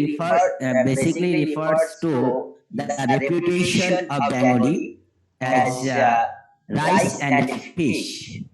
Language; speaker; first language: English; non-native, learner; Bangla